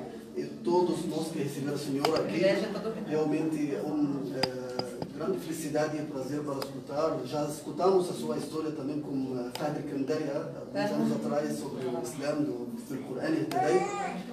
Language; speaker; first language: Portuguese; non-native, fluent; Arabic